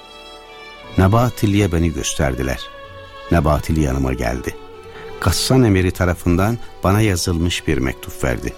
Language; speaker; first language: Turkish; native; Turkish